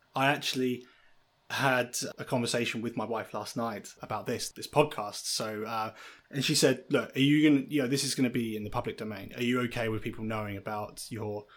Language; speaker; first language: English; native; English